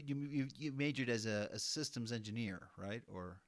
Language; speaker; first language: English; non-native, fluent; Spanish